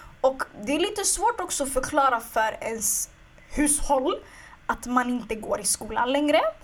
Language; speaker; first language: Swedish; early bilingual, other home language; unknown